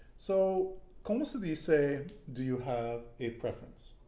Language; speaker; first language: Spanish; non-native, learner; English